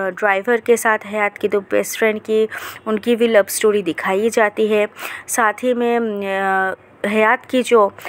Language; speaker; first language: Hindi; non-native, local second language; Bangla